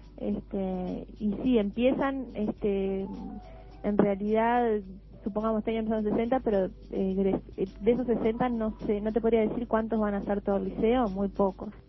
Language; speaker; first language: Spanish; native; Spanish